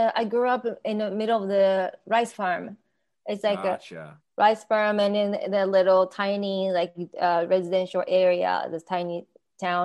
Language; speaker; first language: English; non-native, learner; Japanese